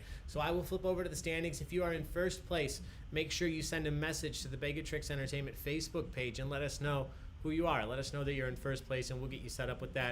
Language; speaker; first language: English; native; English